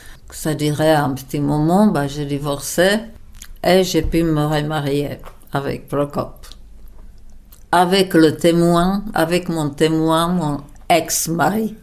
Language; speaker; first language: French; non-native, fluent; Czech